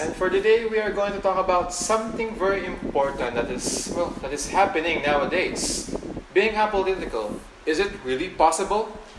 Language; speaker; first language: English; non-native, local second language; Filipino